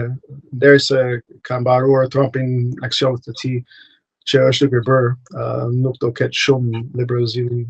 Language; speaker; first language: Albanian; non-native, fluent; English